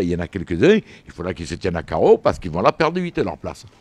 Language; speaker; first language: French; native; French